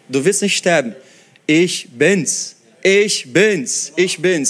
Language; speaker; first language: German; non-native, fluent; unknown